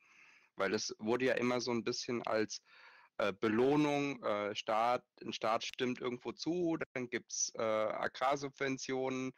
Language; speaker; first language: German; native; German